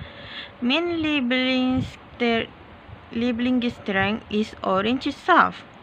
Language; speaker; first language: German; non-native, learner; Malay